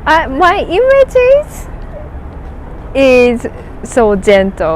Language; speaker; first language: English; non-native, learner; Japanese